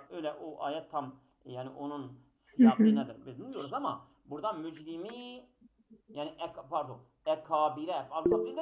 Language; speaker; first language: Turkish; native; Turkish